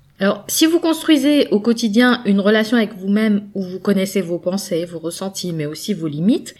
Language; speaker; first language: French; native; French